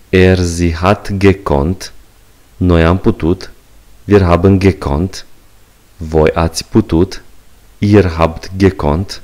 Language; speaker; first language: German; non-native, learner; Romanian